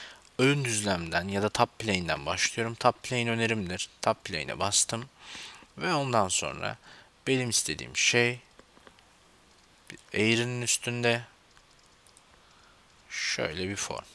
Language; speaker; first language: Turkish; native; Turkish